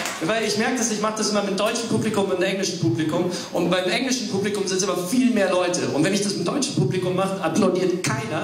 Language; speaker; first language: German; early bilingual, other home language; English